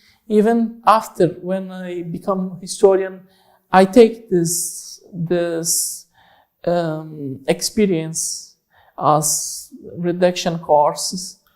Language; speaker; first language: English; non-native, learner; Portuguese